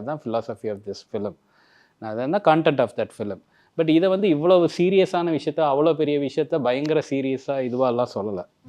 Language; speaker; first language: Tamil; native; Tamil